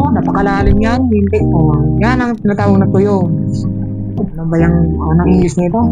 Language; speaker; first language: Filipino; non-native, local second language; Cebuano